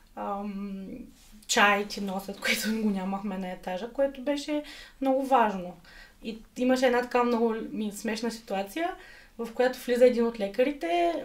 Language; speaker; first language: Bulgarian; native; Bulgarian